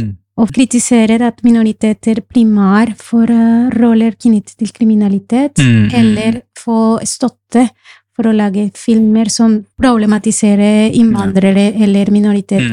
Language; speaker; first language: Norwegian; non-native, fluent; Spanish